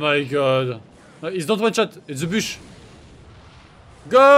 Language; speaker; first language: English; non-native, learner; French